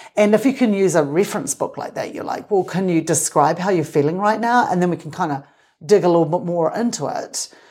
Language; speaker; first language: English; native; English